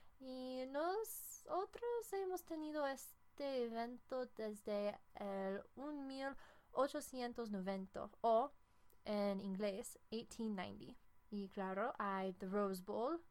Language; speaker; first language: Spanish; non-native, fluent; English